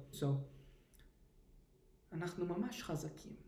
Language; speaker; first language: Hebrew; early bilingual, heritage; English